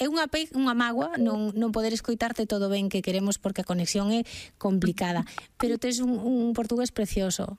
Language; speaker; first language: Galician; native; Galician